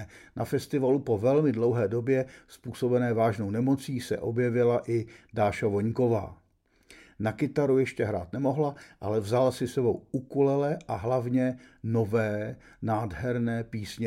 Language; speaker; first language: Czech; native; Czech